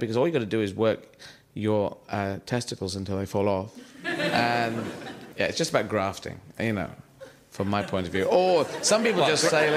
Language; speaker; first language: English; native; English